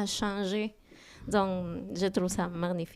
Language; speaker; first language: French; non-native, learner; Spanish